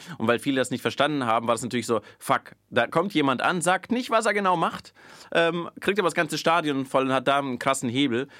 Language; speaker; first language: German; early bilingual, other home language; Russian